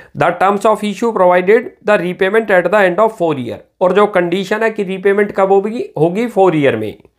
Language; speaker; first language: Hindi; native; Hindi